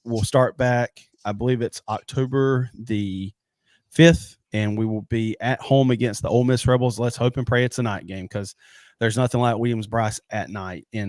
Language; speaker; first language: English; native; English